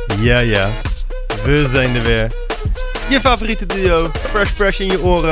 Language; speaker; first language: Dutch; native; Dutch